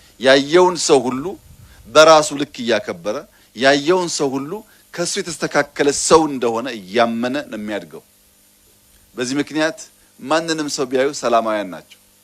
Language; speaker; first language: Amharic; non-native, local second language; Oromo